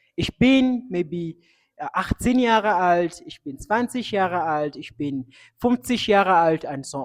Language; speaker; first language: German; non-native, fluent; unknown